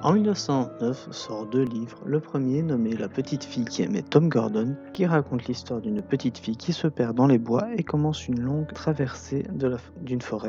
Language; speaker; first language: French; native; French